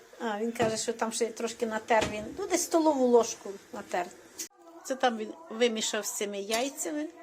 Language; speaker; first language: Ukrainian; native; Ukrainian